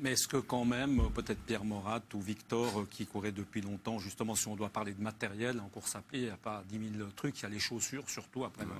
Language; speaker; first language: French; native; French